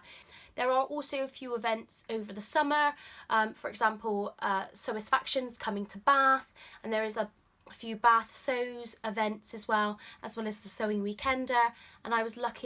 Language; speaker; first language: English; native; English